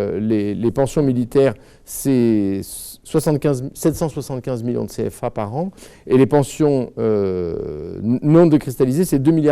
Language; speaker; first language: French; native; French